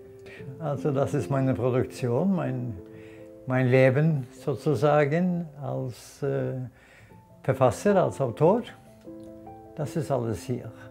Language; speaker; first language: German; non-native, fluent; Norwegian